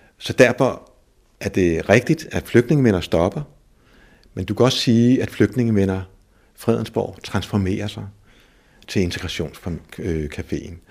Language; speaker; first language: Danish; native; Danish